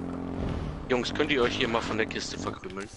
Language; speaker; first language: German; native; German